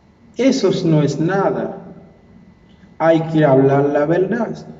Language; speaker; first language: Spanish; non-native, fluent; Haitian Creole